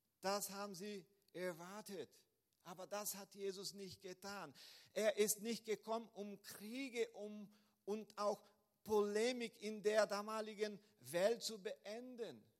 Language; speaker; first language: German; non-native, fluent; Portuguese